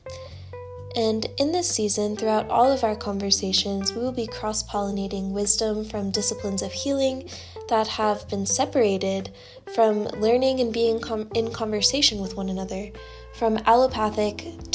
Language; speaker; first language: English; native; English